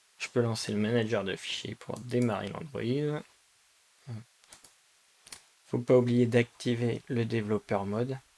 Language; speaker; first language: French; native; French